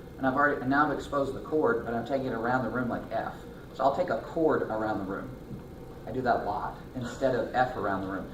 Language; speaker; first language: English; native; English